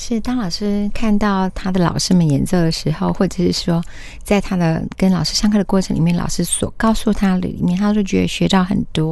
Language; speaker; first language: Chinese; native; Chinese